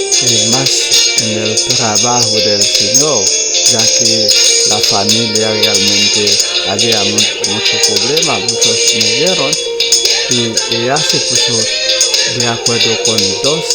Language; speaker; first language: Spanish; non-native, fluent; Haitian Creole